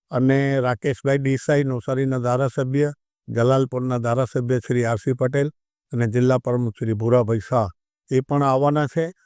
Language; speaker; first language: Gujarati; non-native, local second language; Sindhi